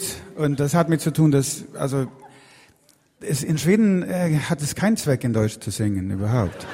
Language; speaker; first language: German; non-native, learner; Swedish